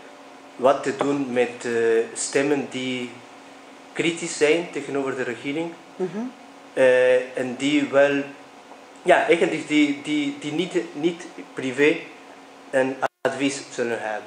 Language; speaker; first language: Dutch; non-native, fluent; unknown